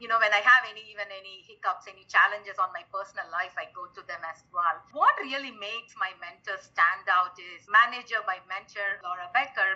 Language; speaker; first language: English; non-native, local second language; Tamil